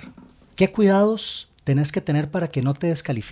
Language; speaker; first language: Spanish; native; Spanish